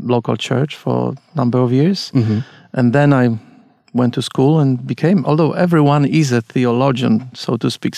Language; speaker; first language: English; non-native, fluent; Polish